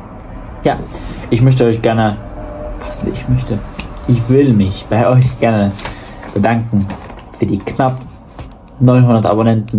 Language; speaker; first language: German; early bilingual, other home language; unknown